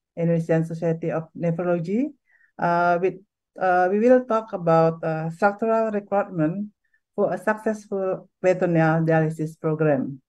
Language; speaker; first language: English; non-native, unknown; Indonesian